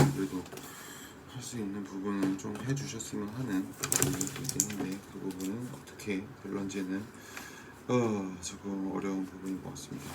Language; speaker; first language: Korean; native; Korean